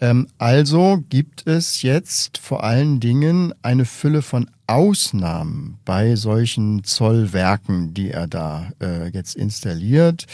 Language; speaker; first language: German; native; German